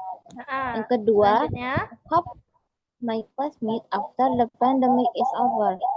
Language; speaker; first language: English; non-native, learner; Indonesian